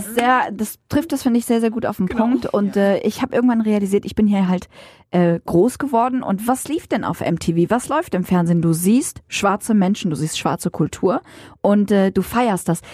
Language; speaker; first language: German; early bilingual, other home language; Arabic